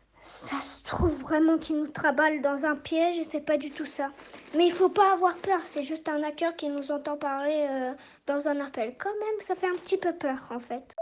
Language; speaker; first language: French; native; French